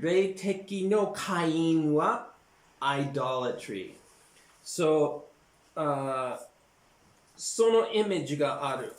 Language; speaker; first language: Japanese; non-native, learner; English